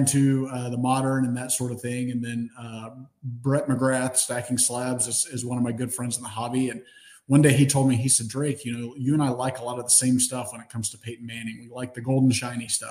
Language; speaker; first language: English; native; English